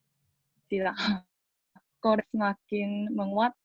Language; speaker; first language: Indonesian; non-native, learner; Korean